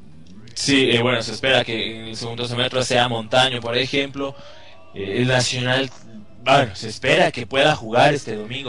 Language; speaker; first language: Spanish; native; Spanish